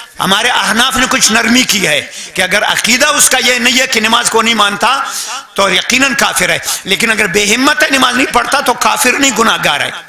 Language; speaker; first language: Urdu; non-native, local second language; Brahui